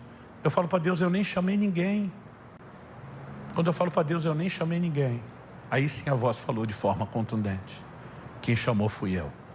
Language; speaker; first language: Portuguese; native; Portuguese